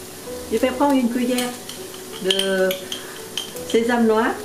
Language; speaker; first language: French; non-native, learner; Vietnamese